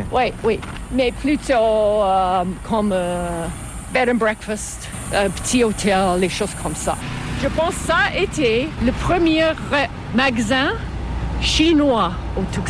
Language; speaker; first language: French; non-native, fluent; English